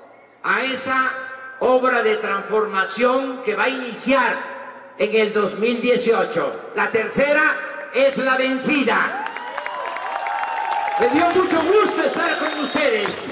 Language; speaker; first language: Spanish; native; Spanish